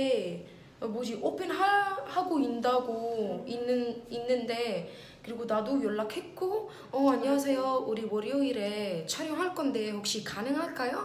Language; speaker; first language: Korean; non-native, fluent; Arabic